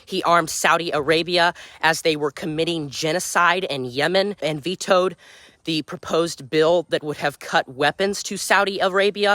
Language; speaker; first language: English; native; English